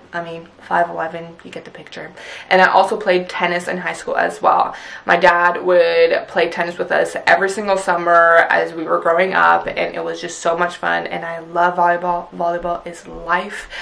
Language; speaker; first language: English; early bilingual, other home language; Punjabi